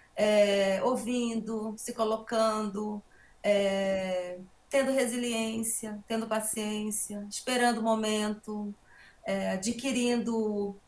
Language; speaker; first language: Portuguese; native; Portuguese